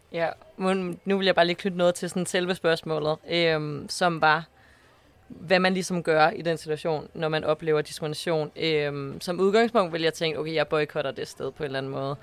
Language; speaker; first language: Danish; native; Danish